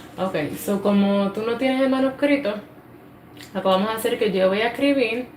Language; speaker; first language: Spanish; early bilingual, heritage; Spanish